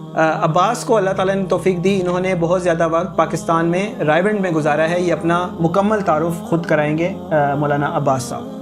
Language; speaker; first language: Urdu; native; Urdu